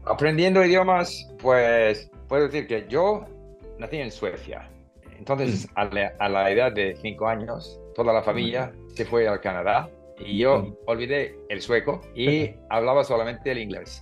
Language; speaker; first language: Spanish; non-native, fluent; English